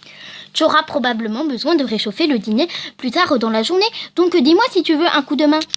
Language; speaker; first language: French; native; French